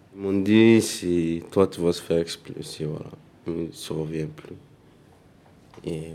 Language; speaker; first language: French; non-native, local second language; Arabic